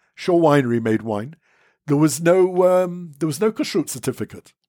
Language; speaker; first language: English; native; English